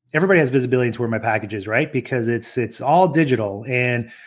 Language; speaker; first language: English; early bilingual, other home language; French